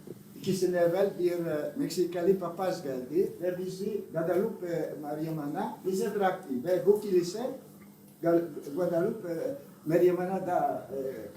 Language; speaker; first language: Turkish; non-native, learner; Italian